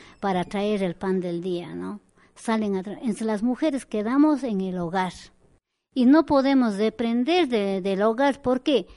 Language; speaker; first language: Spanish; native; Spanish